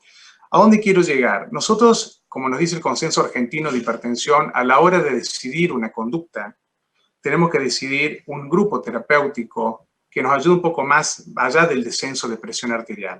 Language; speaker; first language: Spanish; native; Spanish